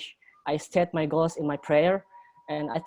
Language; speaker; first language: English; non-native, fluent; Indonesian